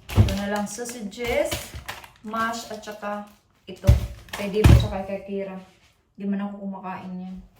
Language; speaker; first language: Filipino; non-native, local second language; Cebuano